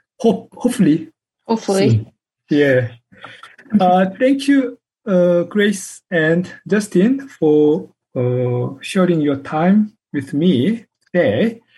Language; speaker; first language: English; non-native, fluent; Korean